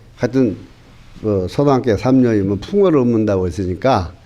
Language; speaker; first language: Korean; native; Korean